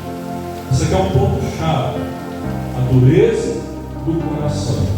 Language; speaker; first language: Portuguese; native; Portuguese